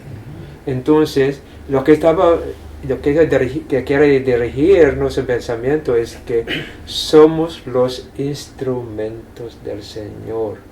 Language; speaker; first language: Spanish; non-native, fluent; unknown